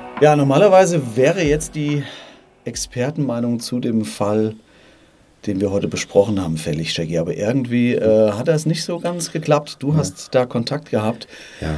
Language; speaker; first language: German; native; German